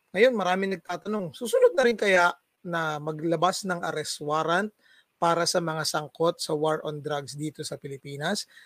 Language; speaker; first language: Filipino; non-native, local second language; Cebuano